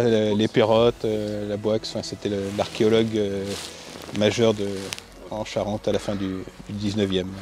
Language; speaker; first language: French; native; French